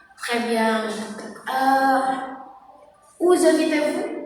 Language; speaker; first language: French; non-native, learner; Indonesian